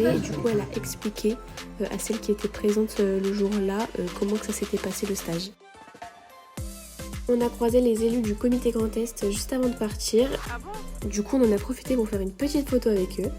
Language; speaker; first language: French; native; French